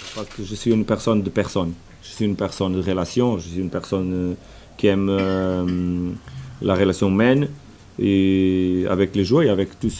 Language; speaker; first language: French; non-native, fluent; Portuguese